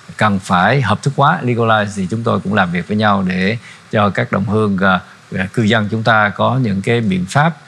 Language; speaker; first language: Vietnamese; native; Vietnamese